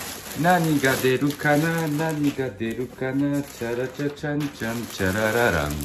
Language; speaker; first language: Japanese; native; Japanese